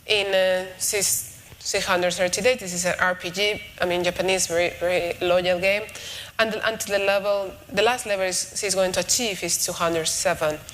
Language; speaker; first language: English; non-native, fluent; Spanish